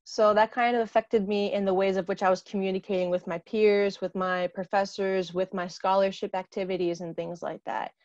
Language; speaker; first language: English; native; English